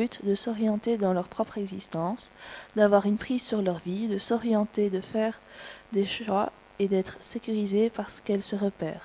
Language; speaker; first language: French; native; French